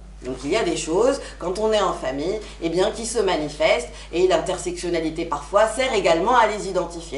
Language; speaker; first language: French; non-native, local second language; Arabic